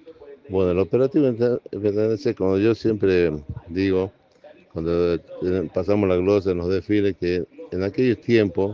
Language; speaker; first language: Spanish; native; Spanish